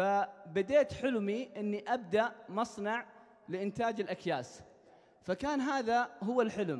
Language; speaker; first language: Arabic; native; Arabic